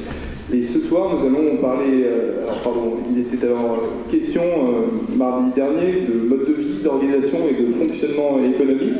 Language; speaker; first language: French; native; French